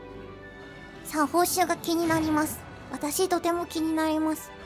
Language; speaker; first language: Japanese; native; Japanese